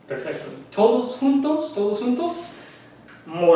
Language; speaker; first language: Spanish; non-native, fluent; English